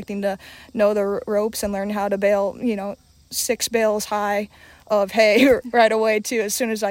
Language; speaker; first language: English; native; English